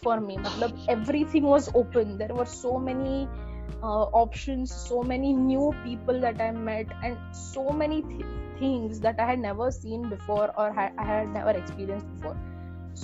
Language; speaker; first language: English; non-native, local second language; Hindi